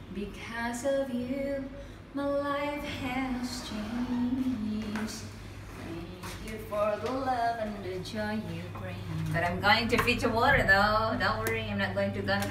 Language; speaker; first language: English; non-native, local second language; Cebuano